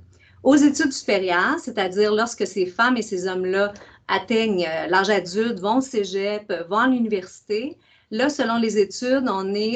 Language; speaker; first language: French; native; French